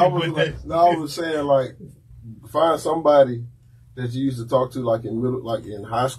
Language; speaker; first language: English; native; English